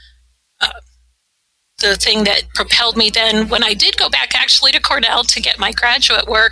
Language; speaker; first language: English; native; English